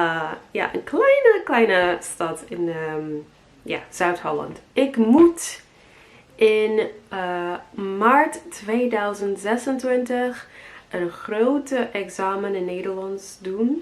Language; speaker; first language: Dutch; non-native, learner; English